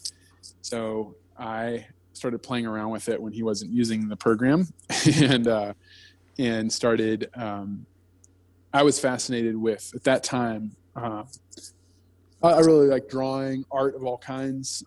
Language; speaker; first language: English; native; English